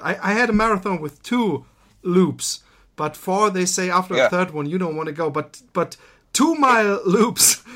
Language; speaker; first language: English; non-native, fluent; German